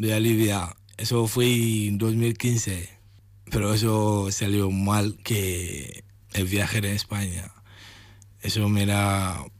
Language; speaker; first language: Spanish; non-native, learner; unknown